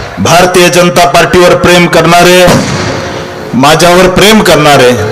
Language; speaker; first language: Marathi; native; Marathi